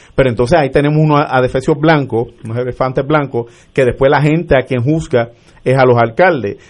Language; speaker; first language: Spanish; native; Spanish